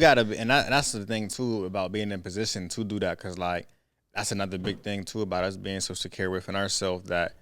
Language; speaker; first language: English; native; English